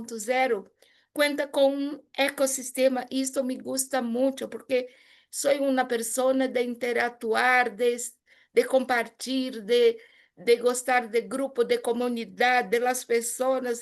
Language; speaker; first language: Spanish; non-native, fluent; Portuguese